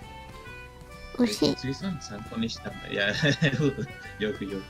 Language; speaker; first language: Japanese; non-native, learner; Spanish